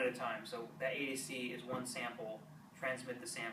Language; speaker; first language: English; native; English